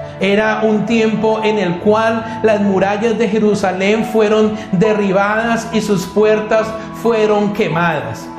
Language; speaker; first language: Spanish; native; Spanish